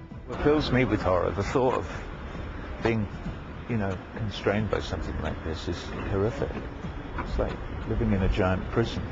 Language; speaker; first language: English; native; English